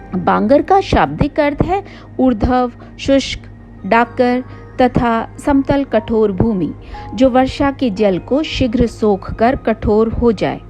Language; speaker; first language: Hindi; native; Hindi